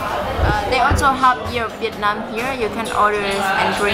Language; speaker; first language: English; non-native, learner; Vietnamese